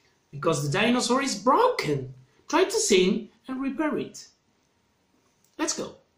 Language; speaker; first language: English; non-native, fluent; Spanish